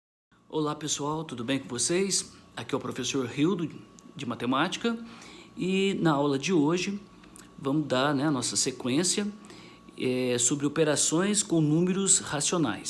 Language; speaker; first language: Portuguese; native; Portuguese